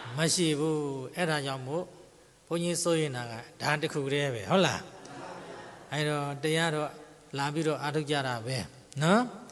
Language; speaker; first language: Burmese; native; Burmese